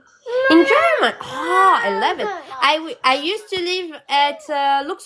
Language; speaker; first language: English; non-native, learner; Portuguese